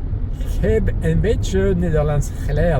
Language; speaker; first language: Dutch; non-native, learner; French